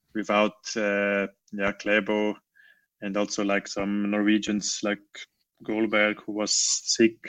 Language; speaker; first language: English; non-native, learner; Romansh